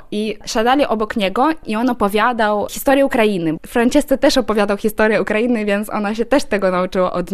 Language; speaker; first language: Polish; non-native, fluent; Ukrainian